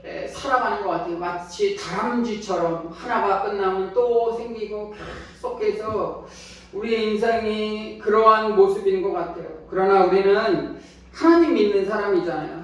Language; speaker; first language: Korean; native; Korean